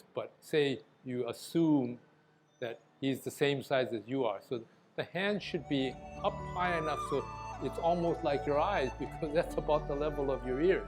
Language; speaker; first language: English; native; English